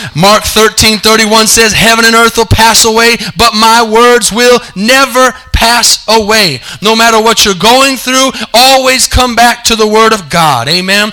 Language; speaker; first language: English; native; English